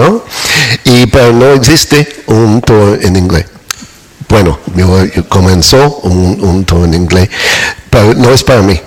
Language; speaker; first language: Spanish; non-native, learner; English